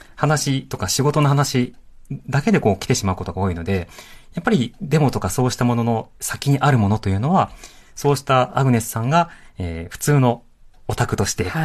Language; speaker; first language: Japanese; native; Japanese